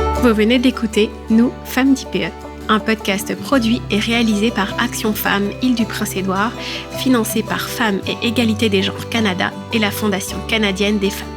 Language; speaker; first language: French; native; French